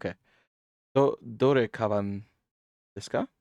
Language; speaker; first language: Japanese; non-native, learner; English